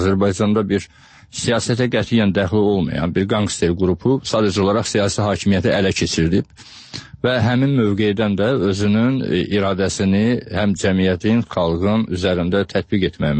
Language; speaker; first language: Azerbaijani; native; Azerbaijani